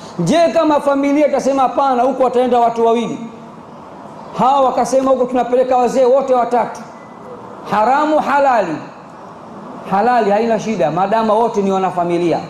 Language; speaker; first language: Swahili; native; Swahili